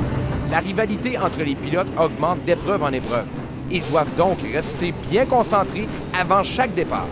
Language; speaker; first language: French; native; French